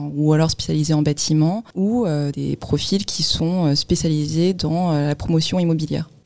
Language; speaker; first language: French; native; French